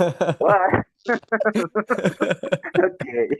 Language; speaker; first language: English; non-native, learner; Arabic